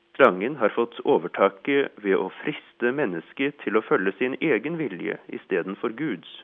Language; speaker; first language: Norwegian; native; Norwegian